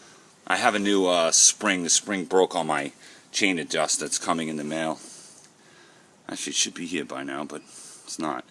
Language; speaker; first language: English; native; English